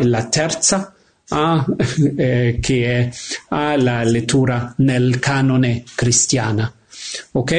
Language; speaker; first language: Italian; non-native, fluent; English